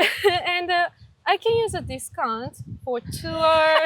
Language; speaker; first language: English; non-native, learner; Japanese